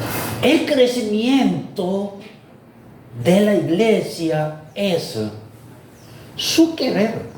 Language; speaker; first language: Spanish; non-native, fluent; Korean